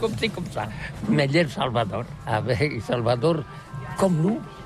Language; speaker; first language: French; non-native, learner; Catalan